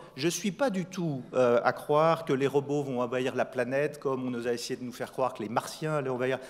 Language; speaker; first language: French; native; French